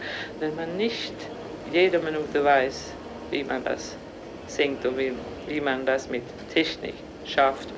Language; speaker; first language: German; non-native, fluent; Swedish